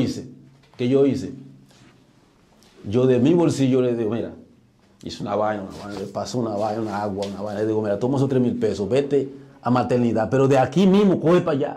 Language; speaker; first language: Spanish; native; Spanish